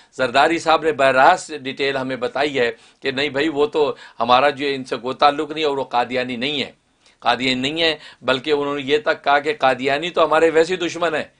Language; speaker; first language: Urdu; native; Urdu